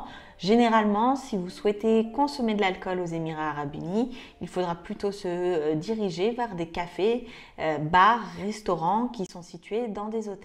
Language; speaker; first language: French; native; French